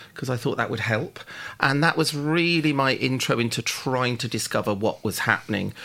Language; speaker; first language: English; native; English